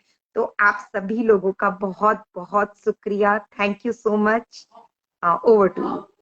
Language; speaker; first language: Hindi; native; Hindi